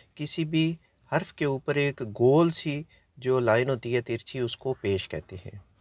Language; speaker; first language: Urdu; native; Urdu